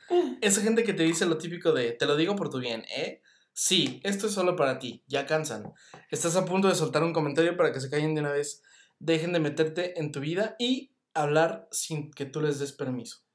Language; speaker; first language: Spanish; native; Spanish